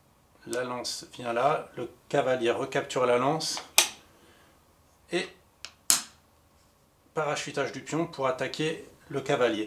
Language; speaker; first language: French; native; French